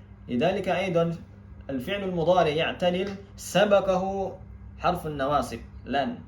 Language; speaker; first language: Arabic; non-native, fluent; Indonesian